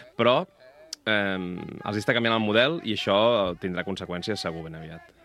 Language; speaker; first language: Catalan; native; Catalan